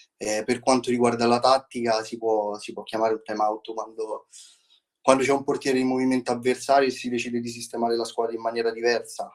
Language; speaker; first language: Italian; native; Italian